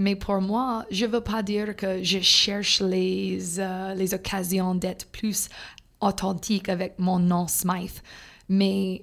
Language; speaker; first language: French; non-native, fluent; English